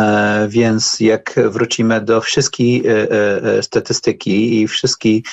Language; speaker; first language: Polish; non-native, learner; Arabic